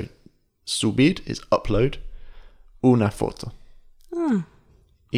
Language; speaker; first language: Spanish; non-native, fluent; English